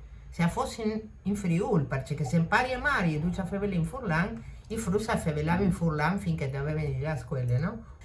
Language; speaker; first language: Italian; early bilingual, heritage; Spanish